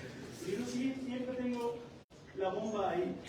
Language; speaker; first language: Spanish; non-native, fluent; Persian